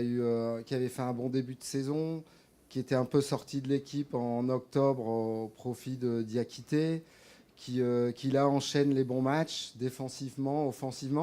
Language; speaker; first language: French; native; French